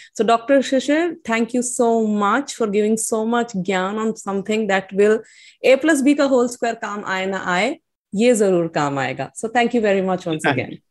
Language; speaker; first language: English; non-native, local second language; Hindi